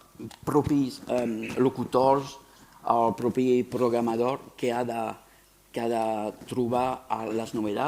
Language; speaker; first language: Catalan; non-native, fluent; French